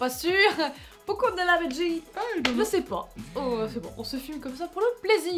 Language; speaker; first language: French; native; French